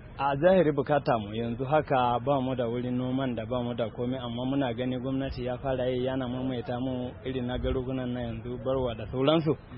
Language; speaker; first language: Hausa; non-native, local second language; Kanuri